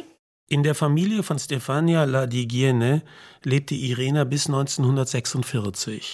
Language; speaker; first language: German; native; German